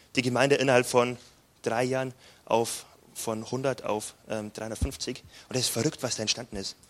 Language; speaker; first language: German; native; German